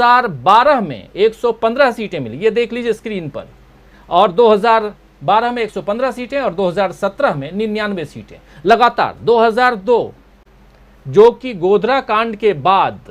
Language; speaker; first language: Hindi; native; Hindi